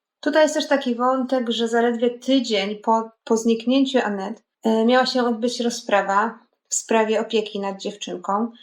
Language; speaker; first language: Polish; native; Polish